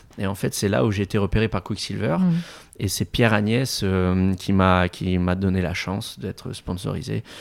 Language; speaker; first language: French; native; French